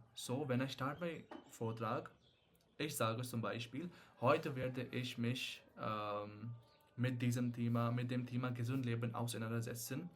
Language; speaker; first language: German; non-native, fluent; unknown